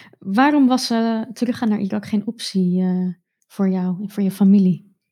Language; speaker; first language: Dutch; native; Dutch